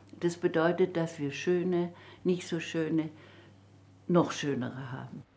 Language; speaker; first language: German; native; German